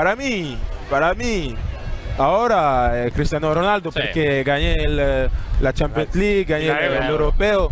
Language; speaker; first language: Spanish; non-native, learner; French